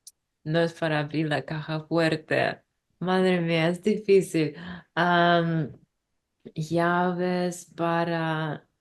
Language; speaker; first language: Spanish; non-native, learner; English